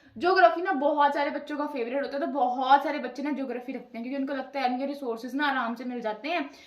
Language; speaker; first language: Hindi; non-native, local second language; Punjabi